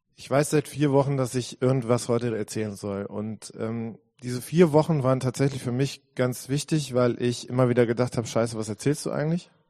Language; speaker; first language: German; native; German